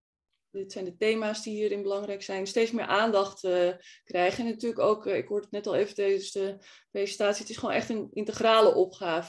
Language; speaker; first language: Dutch; native; Dutch